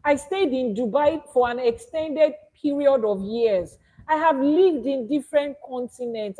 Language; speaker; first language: English; non-native, local second language; Yoruba